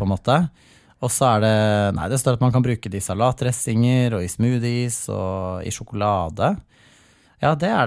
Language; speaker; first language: Norwegian; native; Norwegian